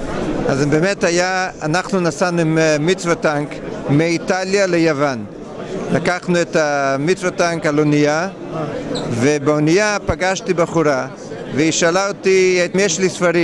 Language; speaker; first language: Hebrew; non-native, fluent; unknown